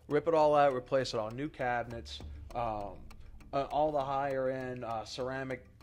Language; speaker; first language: English; native; English